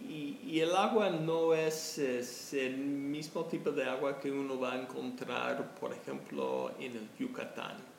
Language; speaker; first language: Spanish; non-native, fluent; English